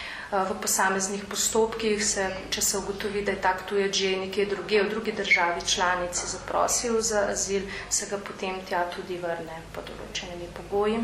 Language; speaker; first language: Slovenian; native; Slovenian